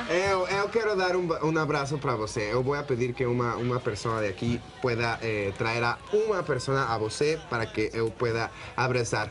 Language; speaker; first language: Portuguese; non-native, learner; Spanish